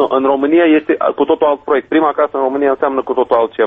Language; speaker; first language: Romanian; native; Romanian